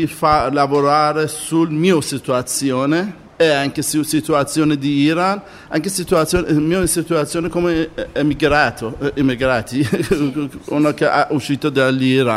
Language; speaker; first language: Italian; non-native, learner; Persian